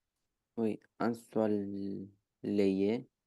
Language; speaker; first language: French; non-native, learner; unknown